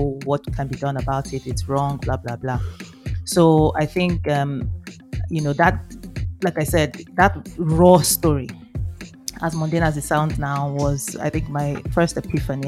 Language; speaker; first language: English; non-native, local second language; Yoruba